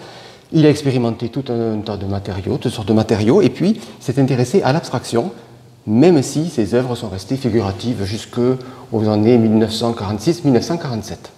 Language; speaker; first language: French; native; French